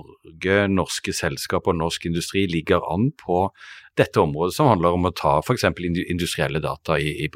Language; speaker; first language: Norwegian; native; Norwegian